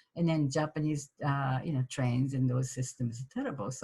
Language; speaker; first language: English; non-native, fluent; Japanese